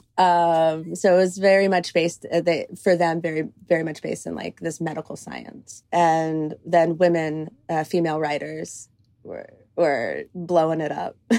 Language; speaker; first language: English; early bilingual, other home language; Greek